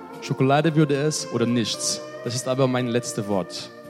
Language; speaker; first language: German; non-native, learner; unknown